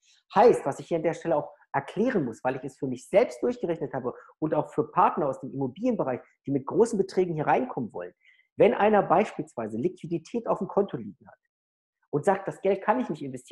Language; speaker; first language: German; native; German